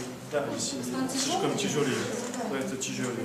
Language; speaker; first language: Russian; non-native, learner; French